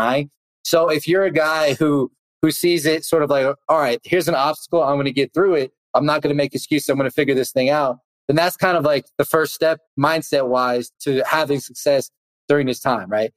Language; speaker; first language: English; native; English